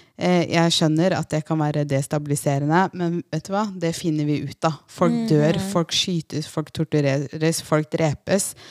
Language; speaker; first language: Norwegian; early bilingual, other home language; Persian